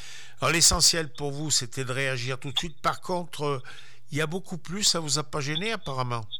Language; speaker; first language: French; native; French